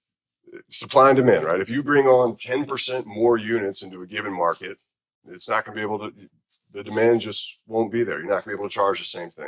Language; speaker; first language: English; native; English